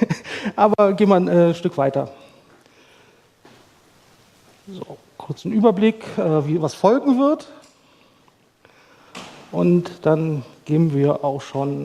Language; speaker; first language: German; native; German